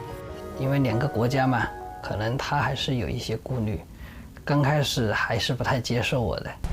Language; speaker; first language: Chinese; native; Chinese